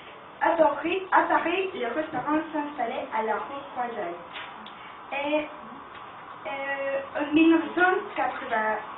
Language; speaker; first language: French; non-native, learner; Spanish